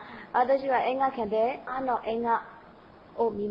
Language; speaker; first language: Japanese; non-native, learner; Burmese